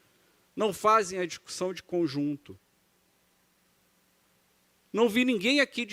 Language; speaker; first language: Portuguese; native; Portuguese